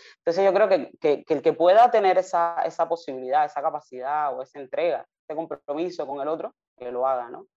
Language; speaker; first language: Spanish; native; Spanish